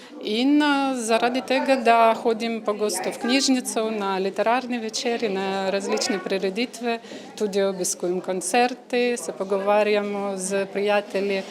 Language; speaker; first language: Slovenian; non-native, learner; Ukrainian